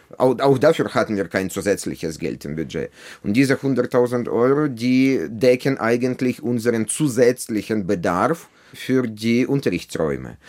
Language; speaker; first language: German; non-native, fluent; Ukrainian